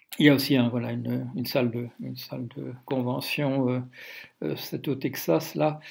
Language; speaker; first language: French; non-native, fluent; Dutch